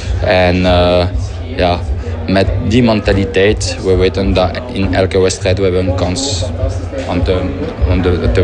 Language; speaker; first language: Dutch; non-native, fluent; French